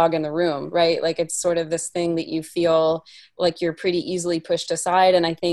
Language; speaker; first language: English; native; English